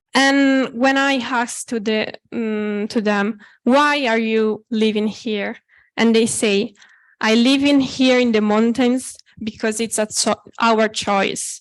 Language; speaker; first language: English; non-native, fluent; Italian